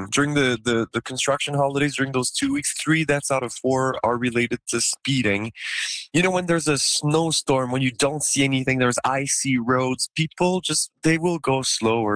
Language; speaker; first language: English; non-native, local second language; French